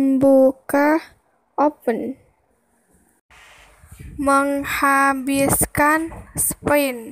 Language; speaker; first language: Indonesian; native; Indonesian